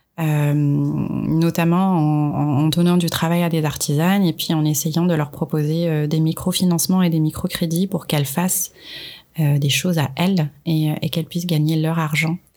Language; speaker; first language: French; non-native, local second language; Arabic